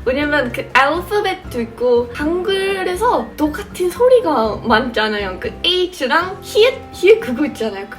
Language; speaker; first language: Korean; non-native, fluent; English